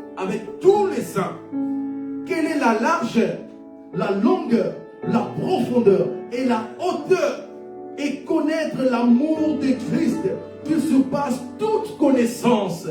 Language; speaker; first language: French; non-native, local second language; Lingala